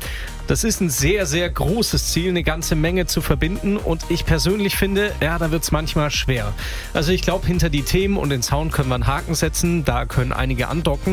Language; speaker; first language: German; native; German